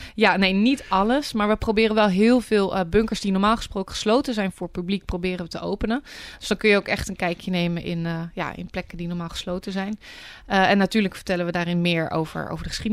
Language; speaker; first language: Dutch; native; Dutch